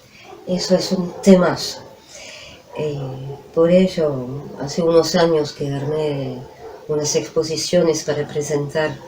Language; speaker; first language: Spanish; non-native, fluent; French